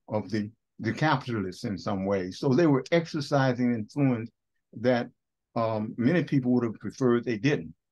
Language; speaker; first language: English; native; English